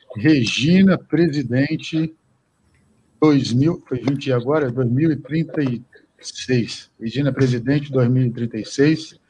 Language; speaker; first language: Portuguese; native; Portuguese